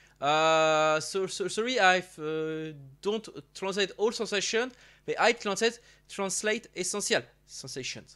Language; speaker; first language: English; non-native, learner; French